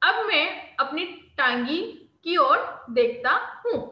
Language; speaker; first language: Hindi; non-native, local second language; Marathi